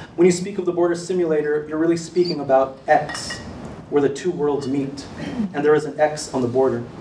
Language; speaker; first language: English; native; English